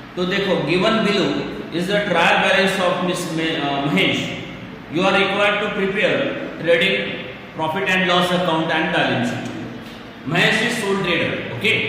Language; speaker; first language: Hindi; non-native, local second language; Marathi